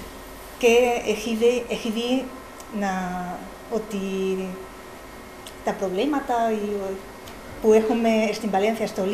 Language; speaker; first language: Greek; non-native, learner; Spanish